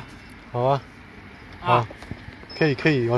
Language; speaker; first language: Chinese; non-native, learner; Slovak